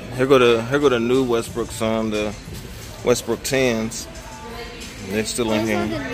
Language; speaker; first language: English; native; English